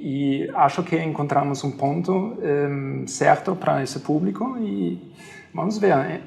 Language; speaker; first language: Portuguese; non-native, fluent; German